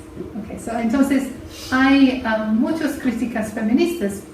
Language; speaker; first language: Spanish; non-native, fluent; English